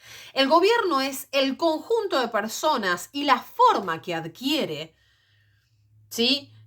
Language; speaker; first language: Spanish; native; Spanish